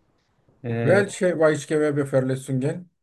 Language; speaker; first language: German; non-native, learner; Turkish